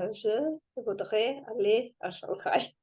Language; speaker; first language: French; non-native, learner; Russian